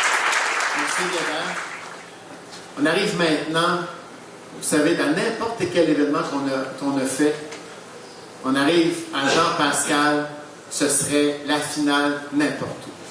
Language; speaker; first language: French; native; French